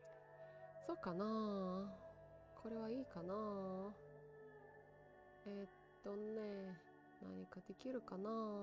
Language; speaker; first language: Japanese; non-native, learner; Russian